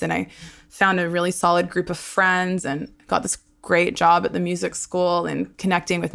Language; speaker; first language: English; non-native, local second language; Hebrew